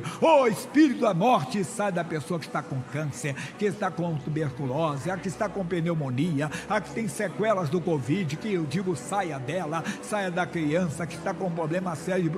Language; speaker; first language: Portuguese; native; Portuguese